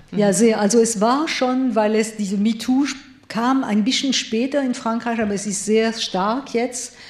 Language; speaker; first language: German; non-native, fluent; French